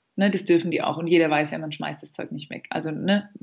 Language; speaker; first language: German; native; German